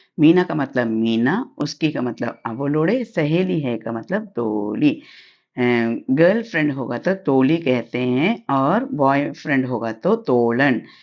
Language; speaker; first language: Hindi; non-native, local second language; Tamil